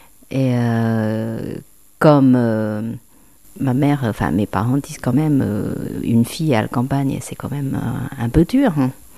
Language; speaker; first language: French; non-native, fluent; Chinese